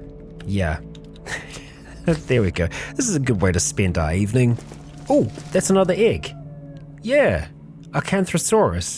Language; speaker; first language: English; native; English